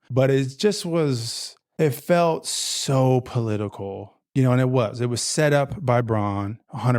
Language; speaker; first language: English; native; English